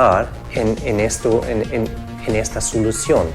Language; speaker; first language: Spanish; non-native, fluent; German